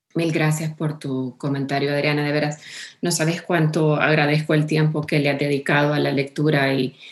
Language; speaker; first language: Spanish; early bilingual, heritage; Spanish